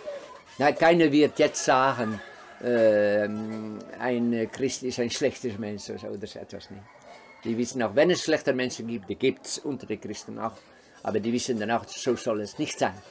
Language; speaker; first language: German; non-native, fluent; Dutch